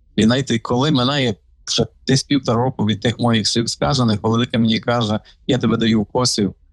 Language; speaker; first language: Ukrainian; native; Ukrainian